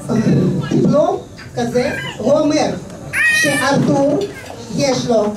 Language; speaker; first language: Hebrew; non-native, fluent; Russian